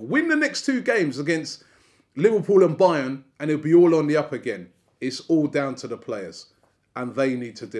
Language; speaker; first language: English; native; English